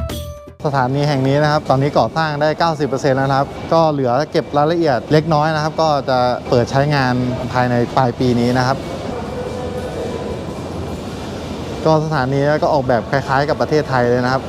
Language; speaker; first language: Thai; native; Thai